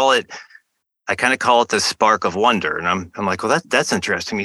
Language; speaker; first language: English; native; English